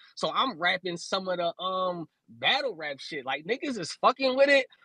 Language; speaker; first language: English; native; English